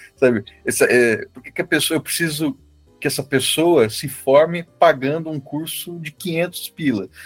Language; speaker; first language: Portuguese; native; Portuguese